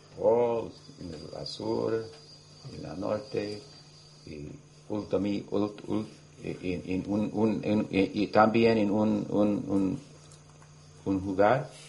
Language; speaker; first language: Spanish; non-native, learner; English